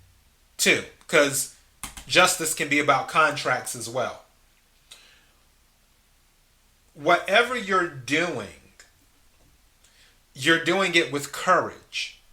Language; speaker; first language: English; native; English